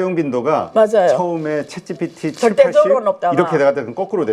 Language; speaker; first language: Korean; native; Korean